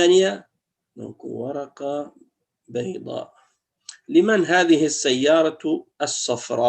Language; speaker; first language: Arabic; non-native, fluent; French